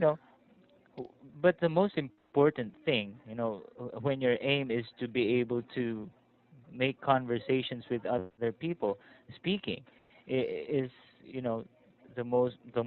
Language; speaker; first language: English; non-native, fluent; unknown